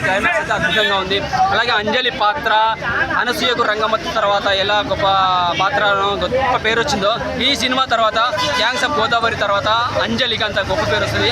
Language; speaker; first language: Telugu; native; Telugu